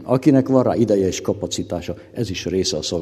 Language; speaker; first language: Hungarian; native; Hungarian